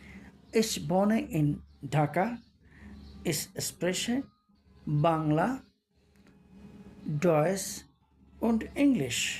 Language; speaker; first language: German; non-native, learner; Bangla